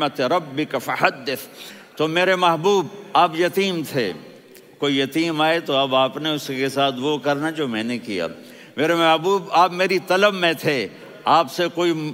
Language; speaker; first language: Urdu; non-native, local second language; Punjabi